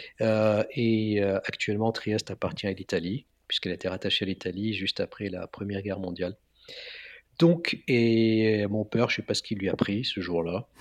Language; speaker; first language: French; non-native, local second language; Arabic